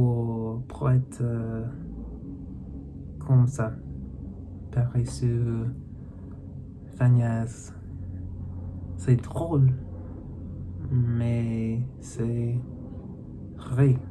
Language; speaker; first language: French; non-native, learner; English